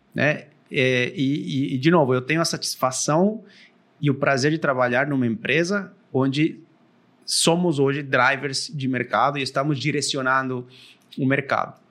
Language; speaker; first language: Portuguese; non-native, fluent; Spanish